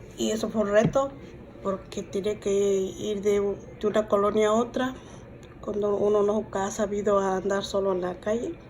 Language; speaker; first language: Spanish; native; Spanish